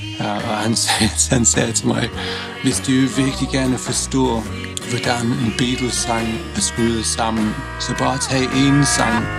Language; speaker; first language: Danish; non-native, fluent; English